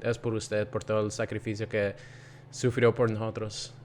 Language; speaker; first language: Spanish; early bilingual, heritage; Spanish